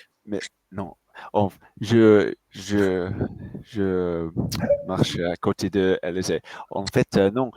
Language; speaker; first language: French; non-native, fluent; English